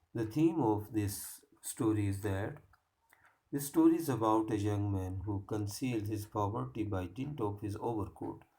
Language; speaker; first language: English; non-native, local second language; Hindi